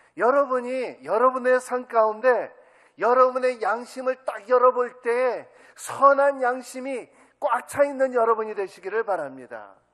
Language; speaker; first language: Korean; native; Korean